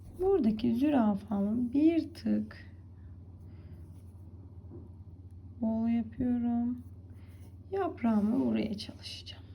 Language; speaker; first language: Turkish; native; Turkish